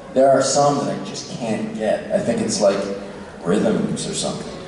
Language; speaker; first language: English; native; English